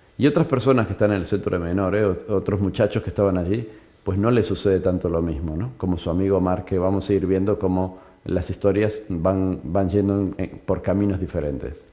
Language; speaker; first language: Spanish; native; Spanish